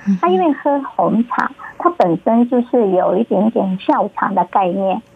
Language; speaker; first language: Chinese; native; Chinese